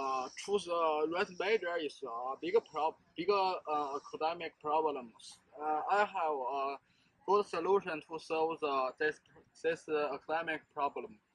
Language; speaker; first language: English; non-native, learner; Chinese